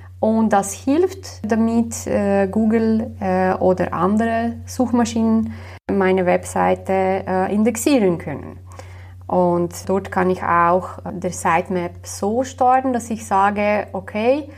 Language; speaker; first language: German; non-native, fluent; Slovenian